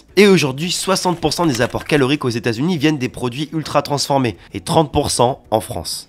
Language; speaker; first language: French; native; French